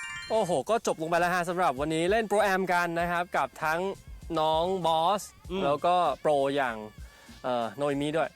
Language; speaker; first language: Thai; native; Thai